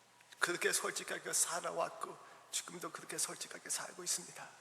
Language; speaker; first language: Korean; early bilingual, heritage; English